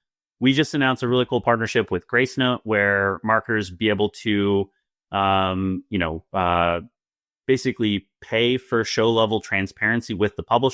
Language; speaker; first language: English; native; English